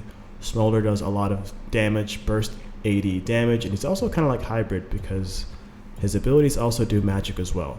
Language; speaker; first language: English; native; English